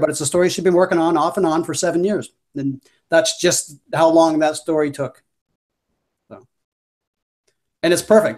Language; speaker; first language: English; native; English